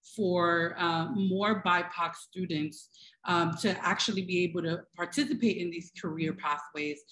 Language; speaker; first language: English; native; English